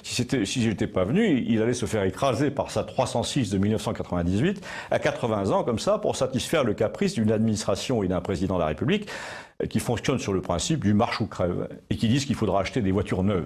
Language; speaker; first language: French; native; French